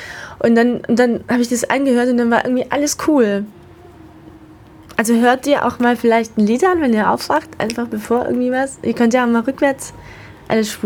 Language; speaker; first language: German; native; German